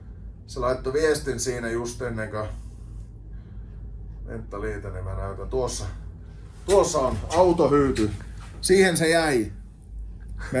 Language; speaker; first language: Finnish; native; Finnish